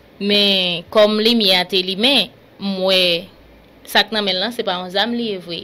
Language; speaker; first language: Haitian Creole; native; Haitian Creole